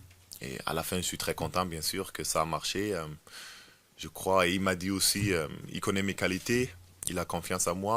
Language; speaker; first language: French; non-native, fluent; German